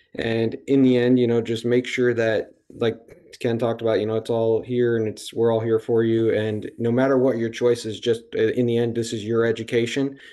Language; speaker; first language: English; native; English